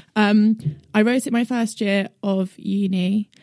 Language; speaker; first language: English; native; English